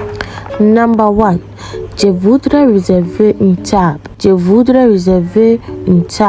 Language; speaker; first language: French; non-native, learner; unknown